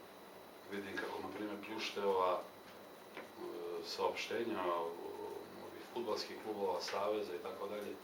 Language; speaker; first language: Serbian; native; Serbian